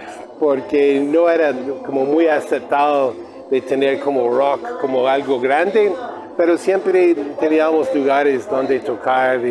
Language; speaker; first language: Spanish; non-native, fluent; English